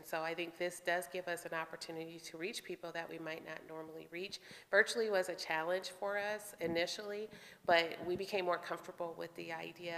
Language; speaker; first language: English; native; English